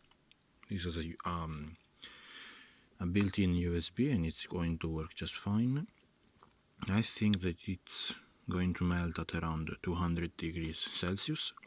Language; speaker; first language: English; non-native, fluent; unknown